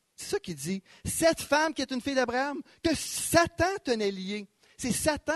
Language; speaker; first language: French; native; French